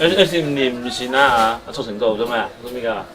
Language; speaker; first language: Chinese; native; Chinese